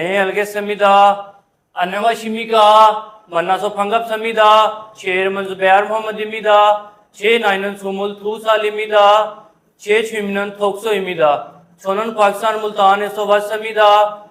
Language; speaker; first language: Korean; non-native, learner; Urdu